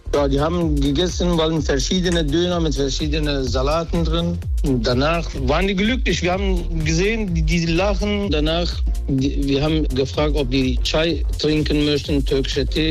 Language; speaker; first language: German; non-native, learner; Turkish